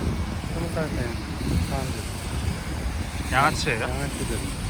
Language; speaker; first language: Korean; non-native, fluent; Japanese